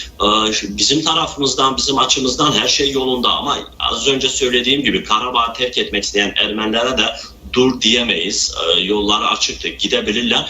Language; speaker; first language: Turkish; non-native, local second language; Azerbaijani